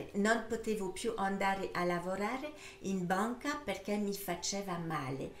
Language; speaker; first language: Italian; early bilingual, heritage; French